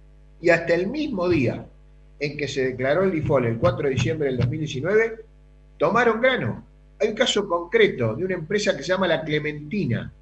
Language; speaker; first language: Spanish; native; Spanish